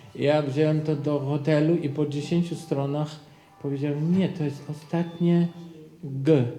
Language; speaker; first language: Polish; non-native, fluent; German